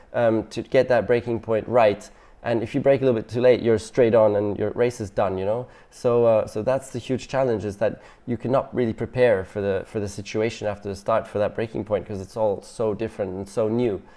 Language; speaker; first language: English; non-native, fluent; German